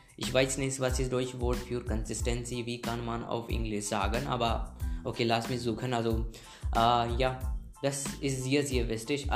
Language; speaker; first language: German; non-native, learner; Hindi